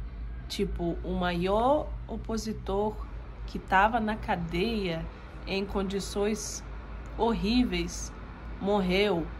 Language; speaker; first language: Portuguese; non-native, fluent; Russian